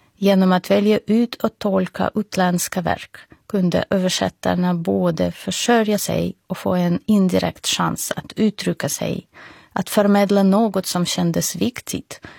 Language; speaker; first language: Swedish; non-native, fluent; Russian